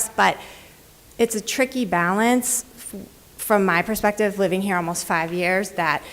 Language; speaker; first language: English; native; English